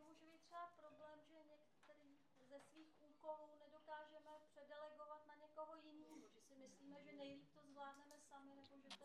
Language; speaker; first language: Czech; native; Czech